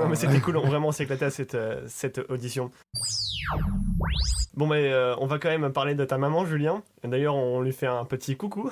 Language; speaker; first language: French; native; French